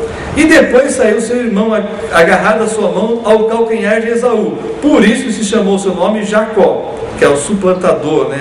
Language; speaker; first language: Portuguese; native; Portuguese